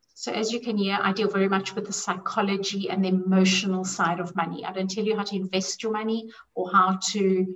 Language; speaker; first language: English; native; English